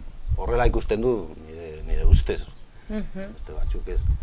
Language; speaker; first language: Basque; non-native, local second language; Spanish